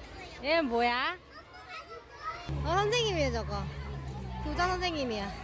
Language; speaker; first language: Korean; native; Korean